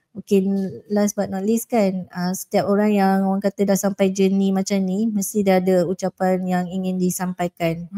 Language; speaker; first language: Malay; native; Malay